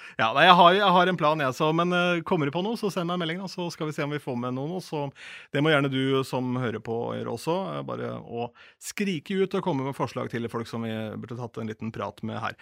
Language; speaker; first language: Norwegian; native; Norwegian